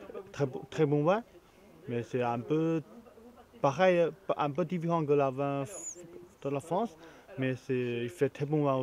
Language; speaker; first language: French; non-native, learner; Chinese